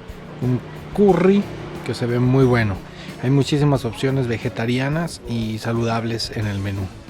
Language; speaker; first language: Spanish; native; Spanish